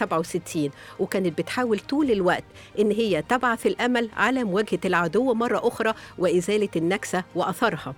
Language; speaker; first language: Arabic; native; Arabic